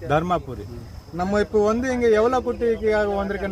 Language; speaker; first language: Tamil; non-native, learner; Telugu